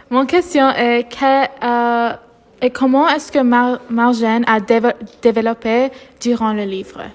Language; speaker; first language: French; non-native, learner; English